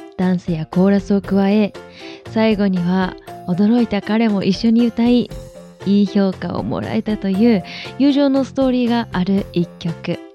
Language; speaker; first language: Japanese; native; Japanese